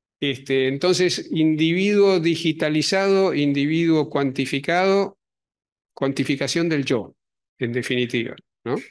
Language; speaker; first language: Spanish; native; Spanish